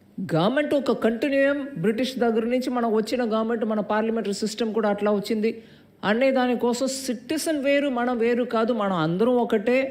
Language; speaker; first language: Telugu; non-native, local second language; Tamil